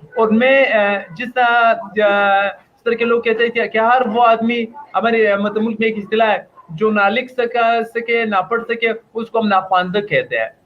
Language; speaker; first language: Urdu; non-native, local second language; Pashto